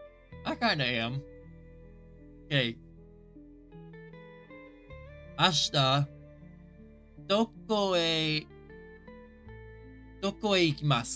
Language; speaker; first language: Japanese; non-native, learner; English